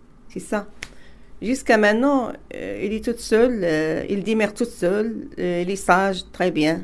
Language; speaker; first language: French; non-native, learner; Arabic